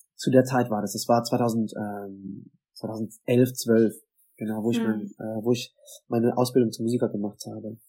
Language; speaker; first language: German; native; German